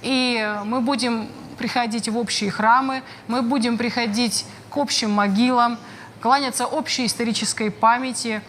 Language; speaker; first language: Russian; native; Russian